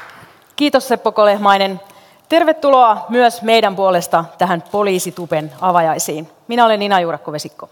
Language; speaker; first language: Finnish; native; Finnish